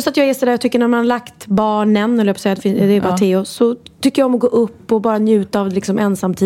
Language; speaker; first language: Swedish; native; Swedish